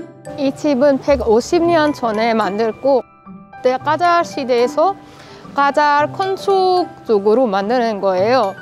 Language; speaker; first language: Korean; non-native, fluent; Persian